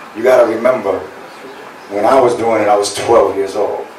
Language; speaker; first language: English; native; English